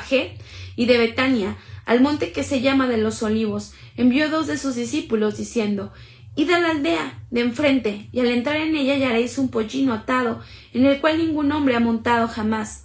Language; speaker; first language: Spanish; native; Spanish